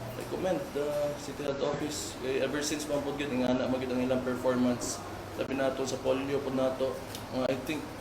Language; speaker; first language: Cebuano; native; Cebuano